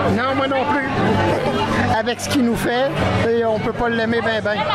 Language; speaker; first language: French; native; French